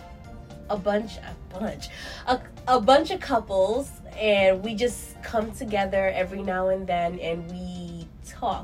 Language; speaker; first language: English; native; English